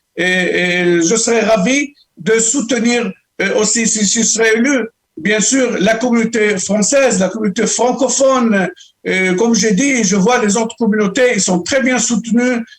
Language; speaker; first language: French; non-native, local second language; Arabic